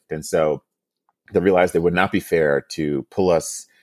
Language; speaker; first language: English; early bilingual, other home language; Yoruba